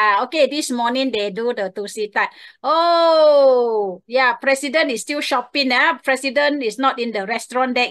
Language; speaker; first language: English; non-native, local second language; Chinese